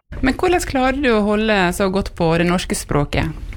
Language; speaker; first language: Norwegian; native; Norwegian